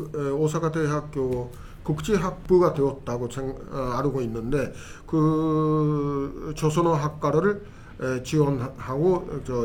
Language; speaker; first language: Korean; non-native, fluent; Japanese